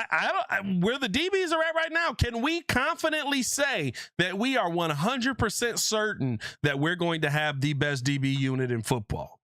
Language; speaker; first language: English; native; English